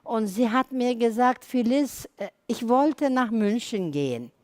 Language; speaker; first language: German; non-native, learner; Turkish